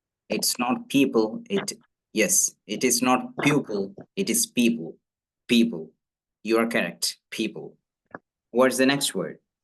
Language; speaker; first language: English; non-native, local second language; Malayalam